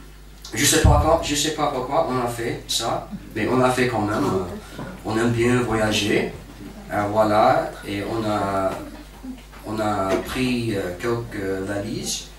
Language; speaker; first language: French; non-native, fluent; English